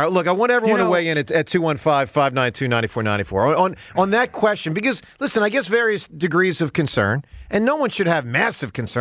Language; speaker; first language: English; native; English